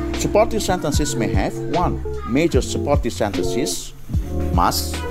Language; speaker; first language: English; non-native, fluent; Indonesian